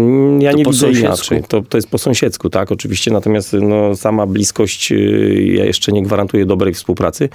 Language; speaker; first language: Polish; native; Polish